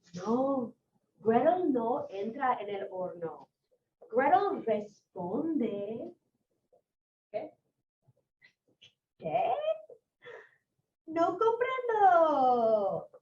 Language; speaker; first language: Spanish; non-native, fluent; English